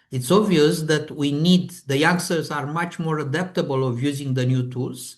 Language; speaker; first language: English; non-native, fluent; Romanian